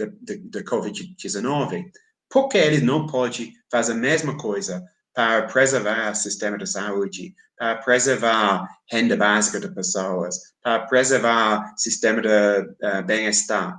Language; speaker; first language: Portuguese; non-native, fluent; English